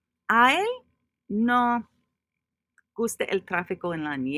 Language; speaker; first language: Spanish; non-native, fluent; English